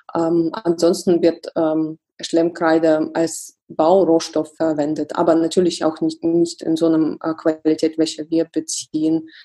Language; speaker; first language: German; non-native, fluent; Russian